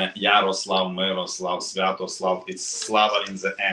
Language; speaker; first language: English; non-native, learner; Ukrainian